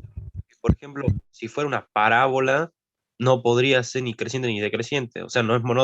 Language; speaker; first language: Spanish; native; Spanish